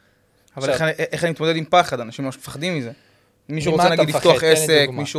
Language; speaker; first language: Hebrew; native; Hebrew